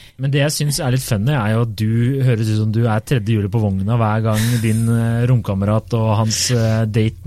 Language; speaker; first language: Norwegian; native; Norwegian